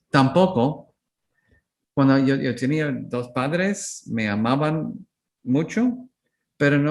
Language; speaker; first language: Spanish; non-native, learner; English